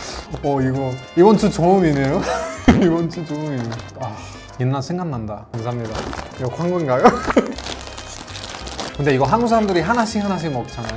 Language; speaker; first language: Korean; non-native, fluent; Spanish